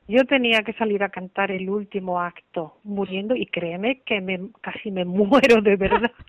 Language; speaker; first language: Spanish; native; Spanish